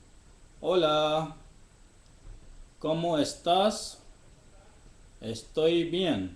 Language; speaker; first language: Spanish; non-native, fluent; Urdu